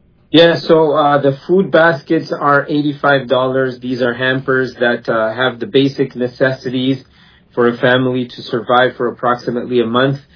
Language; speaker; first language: English; native; English